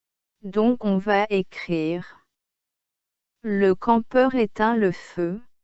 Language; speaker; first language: French; non-native, local second language; Arabic